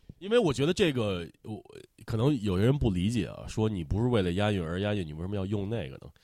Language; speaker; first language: Chinese; early bilingual, heritage; Chinese